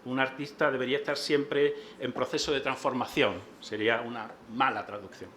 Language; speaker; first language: Spanish; native; Spanish